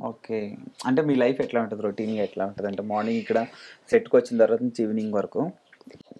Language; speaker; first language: Telugu; native; Telugu